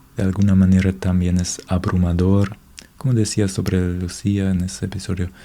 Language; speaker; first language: Spanish; non-native, fluent; German